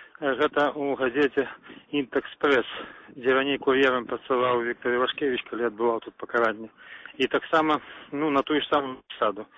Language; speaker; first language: Belarusian; native; Belarusian